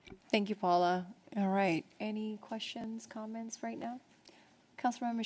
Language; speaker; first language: English; native; English